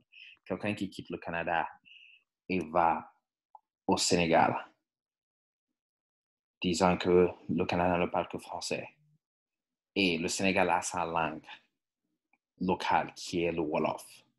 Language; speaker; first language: French; non-native, fluent; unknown